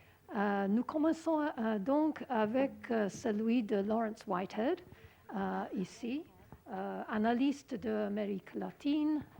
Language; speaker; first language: French; non-native, learner; English